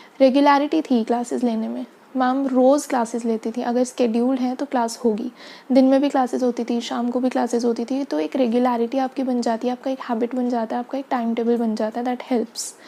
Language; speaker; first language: Hindi; native; Hindi